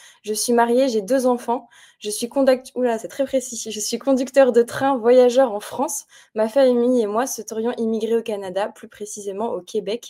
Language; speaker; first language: French; native; French